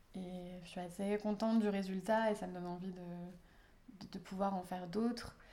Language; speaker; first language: French; native; French